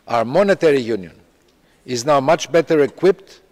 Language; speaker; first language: English; non-native, fluent; Greek